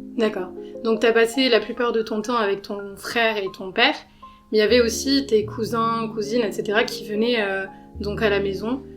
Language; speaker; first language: French; native; French